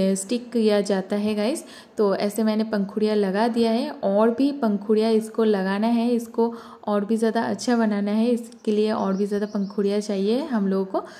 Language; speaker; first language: Hindi; non-native, local second language; Bangla